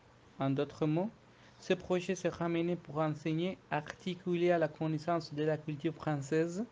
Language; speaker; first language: French; non-native, fluent; Spanish